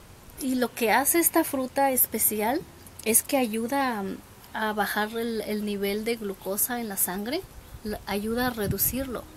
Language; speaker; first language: Spanish; early bilingual, heritage; Spanish